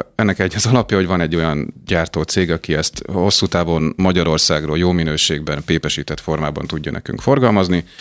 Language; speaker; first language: Hungarian; native; Hungarian